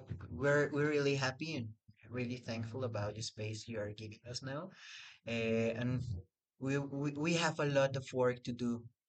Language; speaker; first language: English; non-native, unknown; Spanish